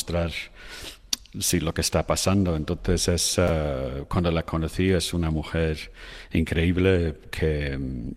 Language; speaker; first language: Spanish; non-native, fluent; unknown